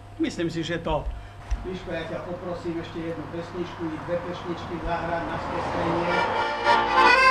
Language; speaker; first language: Slovak; native; Slovak